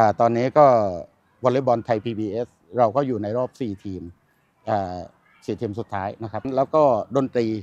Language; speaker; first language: Thai; native; Thai